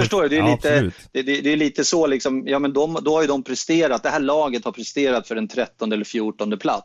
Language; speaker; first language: Swedish; native; Swedish